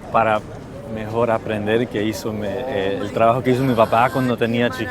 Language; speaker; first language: Spanish; early bilingual, heritage; English